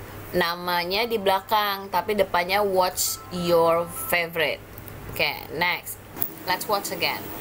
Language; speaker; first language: English; non-native, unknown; Indonesian